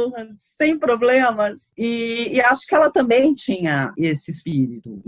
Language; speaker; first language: Portuguese; native; Portuguese